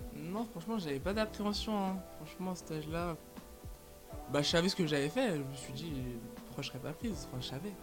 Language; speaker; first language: French; native; French